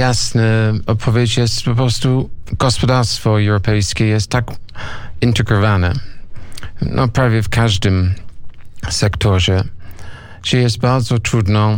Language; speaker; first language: Polish; non-native, learner; English